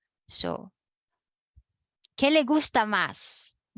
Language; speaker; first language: Spanish; non-native, fluent; Filipino